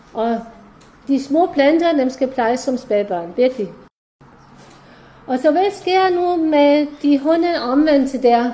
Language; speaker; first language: Danish; non-native, fluent; German